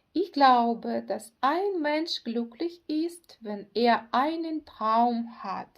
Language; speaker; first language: German; non-native, fluent; Ukrainian